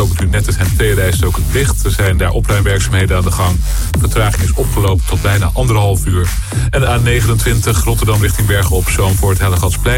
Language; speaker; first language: Dutch; native; Dutch